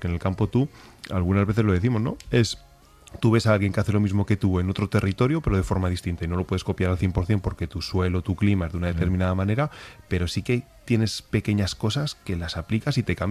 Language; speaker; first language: Spanish; native; Spanish